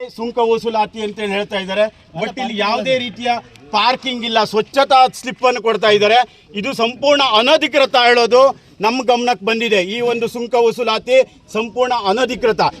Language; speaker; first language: Kannada; native; Kannada